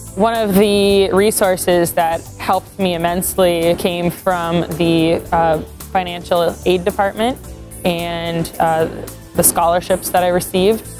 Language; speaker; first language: English; native; English